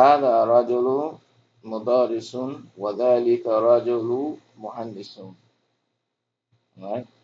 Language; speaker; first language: Arabic; non-native, fluent; English